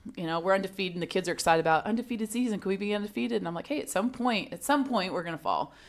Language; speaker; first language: English; native; English